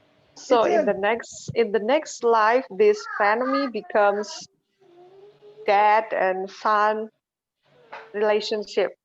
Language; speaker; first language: English; non-native, fluent; Indonesian